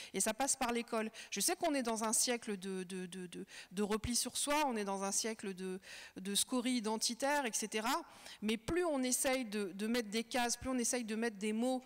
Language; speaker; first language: French; early bilingual, other home language; Kabyle